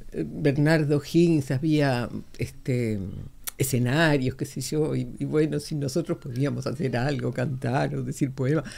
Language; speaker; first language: Spanish; native; Spanish